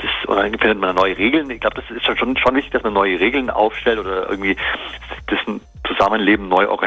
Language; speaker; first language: German; native; German